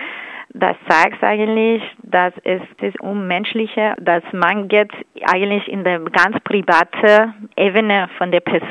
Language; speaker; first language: German; non-native, fluent; Spanish